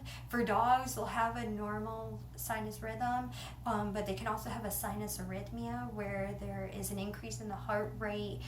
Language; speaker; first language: English; native; English